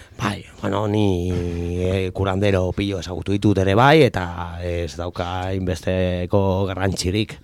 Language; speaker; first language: Basque; non-native, local second language; Spanish